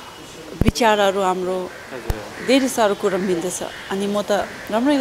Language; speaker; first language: Nepali; non-native, fluent; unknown